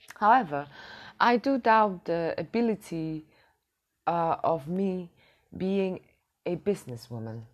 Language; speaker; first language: English; non-native, fluent; Cantonese